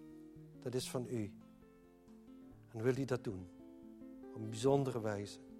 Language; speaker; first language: Dutch; native; Dutch